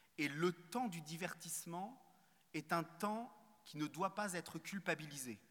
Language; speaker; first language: French; native; French